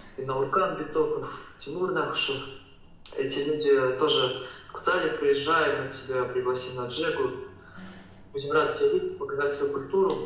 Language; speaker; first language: Russian; native; Russian